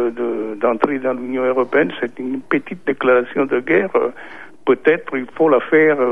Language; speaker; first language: French; non-native, fluent; Italian